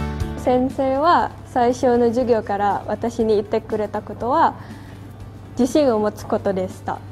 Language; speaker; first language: Japanese; non-native, fluent; Indonesian